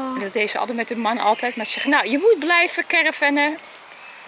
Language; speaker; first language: Dutch; native; Dutch